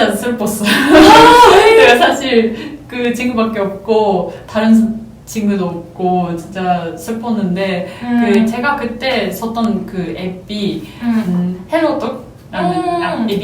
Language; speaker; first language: Korean; non-native, fluent; Japanese